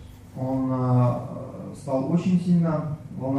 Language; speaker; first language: Russian; native; Russian